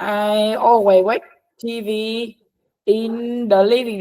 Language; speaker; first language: English; non-native, learner; Vietnamese